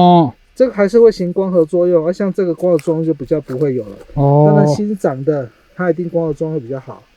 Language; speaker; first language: Chinese; native; Chinese